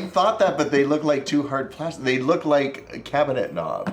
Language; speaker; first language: English; native; English